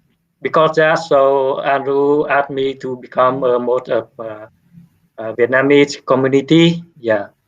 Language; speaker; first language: English; non-native, learner; Vietnamese